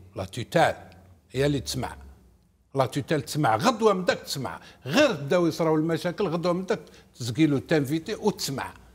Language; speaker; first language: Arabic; native; Arabic